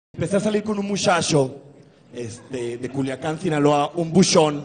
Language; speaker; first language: Spanish; native; Spanish